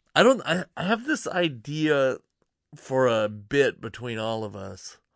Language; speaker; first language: English; native; English